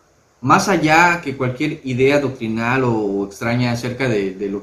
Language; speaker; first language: Spanish; native; Spanish